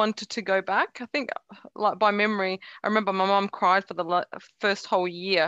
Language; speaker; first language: English; early bilingual, other home language; Croatian